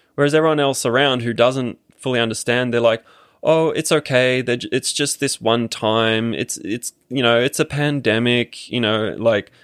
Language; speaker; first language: English; native; English